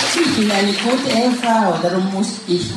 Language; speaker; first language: German; non-native, learner; Thai